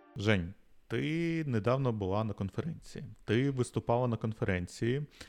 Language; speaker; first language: Ukrainian; non-native, local second language; Russian